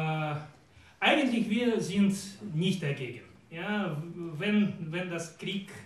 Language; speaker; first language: German; non-native, learner; Russian